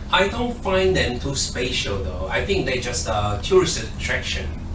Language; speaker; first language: English; non-native, fluent; Chinese